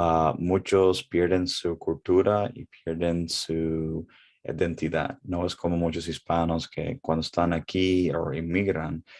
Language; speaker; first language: Spanish; early bilingual, heritage; English